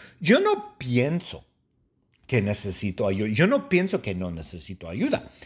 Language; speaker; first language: Spanish; non-native, fluent; English